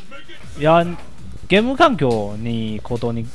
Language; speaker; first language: Japanese; non-native, learner; Chinese